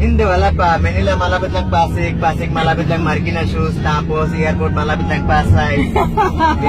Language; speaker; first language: Filipino; non-native, learner; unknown